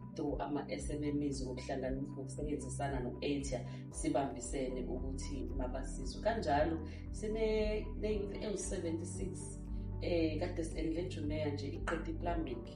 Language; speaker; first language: Zulu; native; Zulu